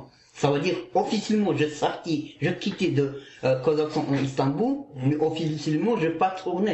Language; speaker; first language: French; non-native, learner; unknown